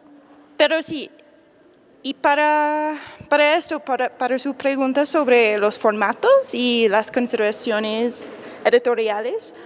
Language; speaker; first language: Spanish; non-native, fluent; English